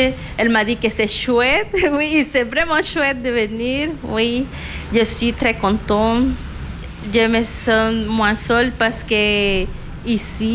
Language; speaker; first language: French; non-native, learner; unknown